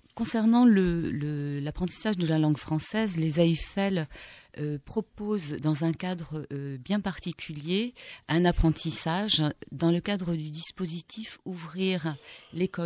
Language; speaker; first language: French; native; French